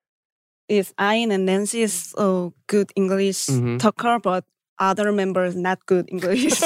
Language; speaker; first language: English; non-native, learner; Korean